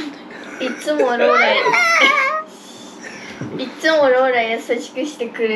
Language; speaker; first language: Japanese; early bilingual, other home language; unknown